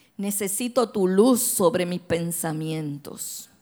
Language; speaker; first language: Spanish; native; Spanish